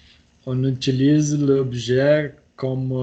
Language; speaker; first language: French; non-native, learner; Portuguese